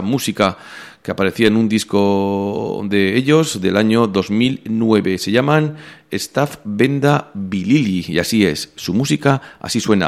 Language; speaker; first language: Spanish; native; Spanish